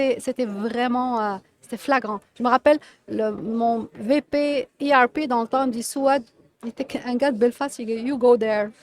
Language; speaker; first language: French; non-native, local second language; Arabic